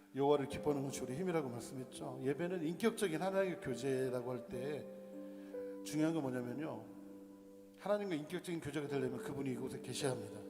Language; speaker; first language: Korean; native; Korean